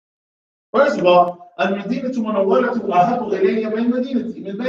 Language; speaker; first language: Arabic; non-native, fluent; English